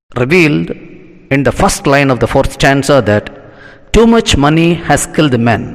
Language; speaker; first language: English; non-native, local second language; Tamil